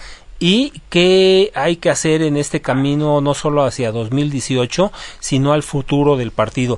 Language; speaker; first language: Spanish; native; Spanish